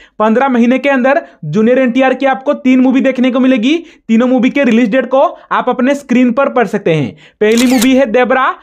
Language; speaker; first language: Hindi; native; Hindi